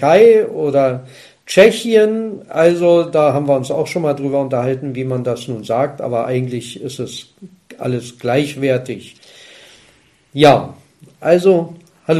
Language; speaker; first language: German; native; German